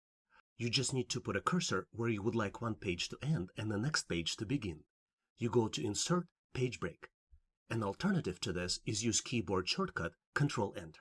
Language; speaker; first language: English; non-native, fluent; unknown